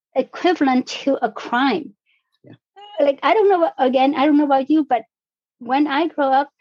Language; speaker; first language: English; non-native, fluent; Vietnamese